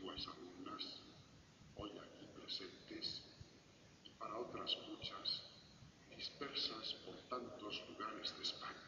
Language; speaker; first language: Spanish; native; Spanish